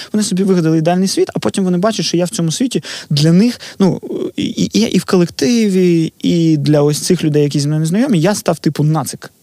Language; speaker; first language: Ukrainian; non-native, local second language; Russian